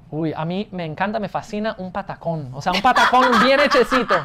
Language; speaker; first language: Spanish; non-native, fluent; English